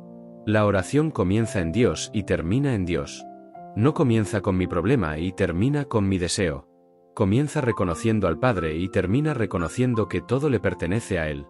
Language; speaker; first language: Spanish; native; Spanish